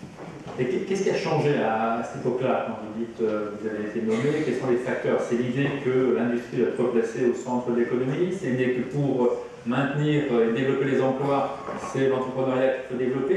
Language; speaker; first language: French; native; French